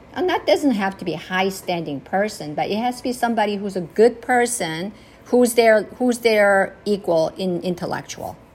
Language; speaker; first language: English; early bilingual, other home language; Korean